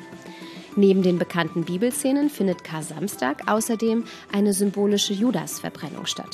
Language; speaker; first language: German; native; German